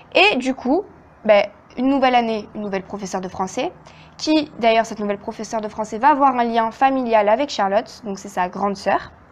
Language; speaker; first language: French; native; French